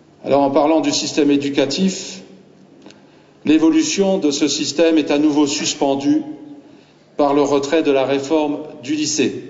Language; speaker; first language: French; native; French